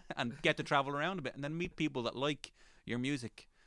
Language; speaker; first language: English; native; English